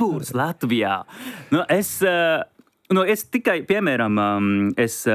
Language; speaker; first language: Latvian; non-native, learner; Japanese